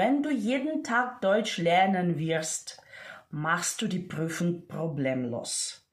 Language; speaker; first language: German; non-native, fluent; Ukrainian